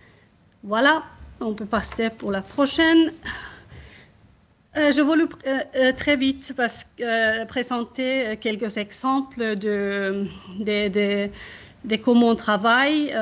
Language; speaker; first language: French; non-native, fluent; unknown